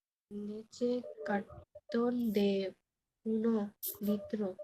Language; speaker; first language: Spanish; non-native, learner; Bangla